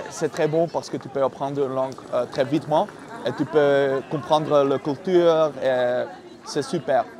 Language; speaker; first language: French; non-native, learner; Dutch